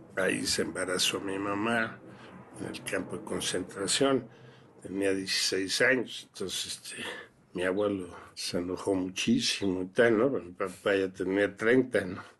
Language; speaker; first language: Spanish; early bilingual, other home language; French